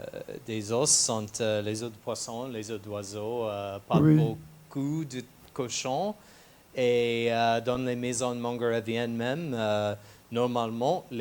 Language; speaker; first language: French; non-native, fluent; English